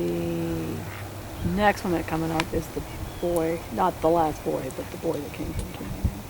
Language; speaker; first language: English; native; English